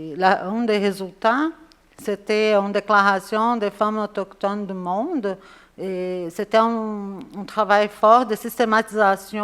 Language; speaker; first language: French; non-native, fluent; Spanish